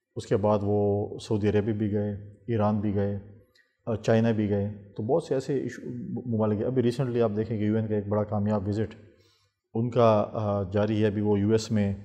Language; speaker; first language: Urdu; non-native, local second language; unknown